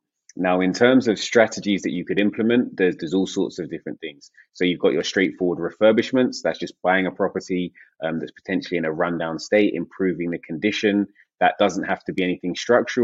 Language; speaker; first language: English; native; English